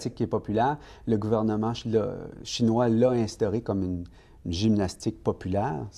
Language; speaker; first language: French; native; French